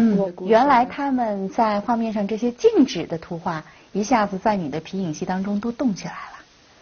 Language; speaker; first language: Chinese; native; Chinese